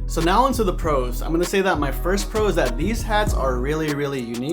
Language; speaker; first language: English; native; English